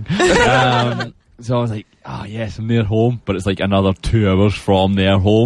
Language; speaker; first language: English; native; English